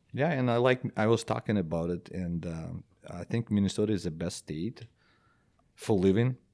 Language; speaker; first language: English; non-native, fluent; Belarusian